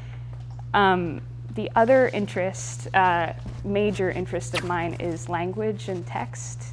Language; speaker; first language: English; native; English